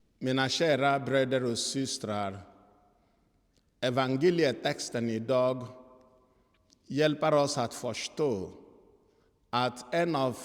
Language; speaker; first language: Swedish; non-native, fluent; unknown